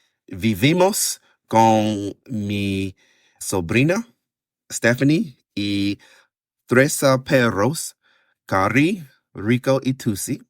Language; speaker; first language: Spanish; non-native, learner; English